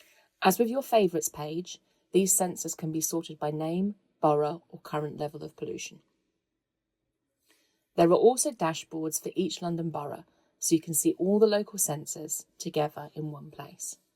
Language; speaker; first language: English; native; English